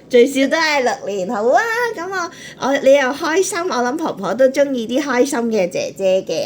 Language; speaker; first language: Cantonese; native; Cantonese